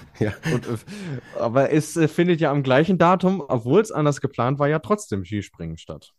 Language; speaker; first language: German; native; German